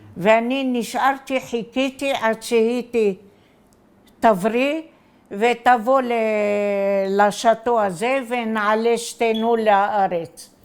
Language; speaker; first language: Hebrew; non-native, fluent; Arabic